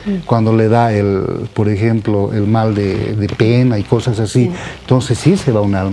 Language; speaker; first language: Spanish; native; Spanish